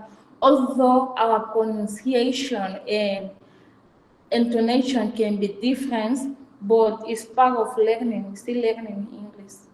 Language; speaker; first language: English; non-native, fluent; Fang